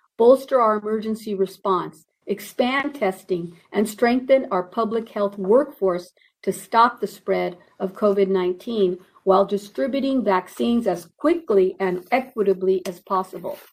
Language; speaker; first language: English; early bilingual, other home language; Spanish